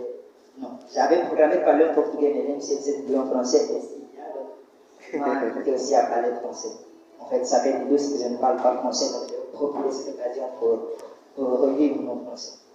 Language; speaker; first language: French; non-native, fluent; Portuguese